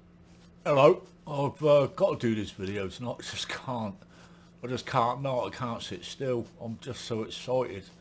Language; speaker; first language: English; native; English